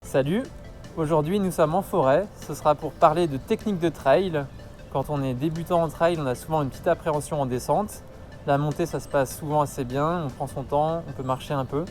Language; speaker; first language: French; native; French